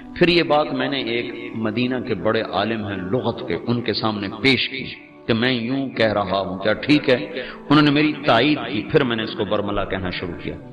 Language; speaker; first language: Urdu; non-native, local second language; Punjabi